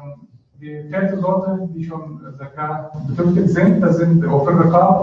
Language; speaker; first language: German; non-native, fluent; Arabic